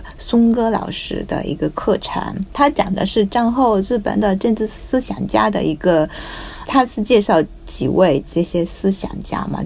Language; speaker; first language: Chinese; non-native, fluent; Japanese